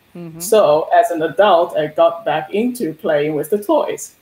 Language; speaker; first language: English; non-native, fluent; Chinese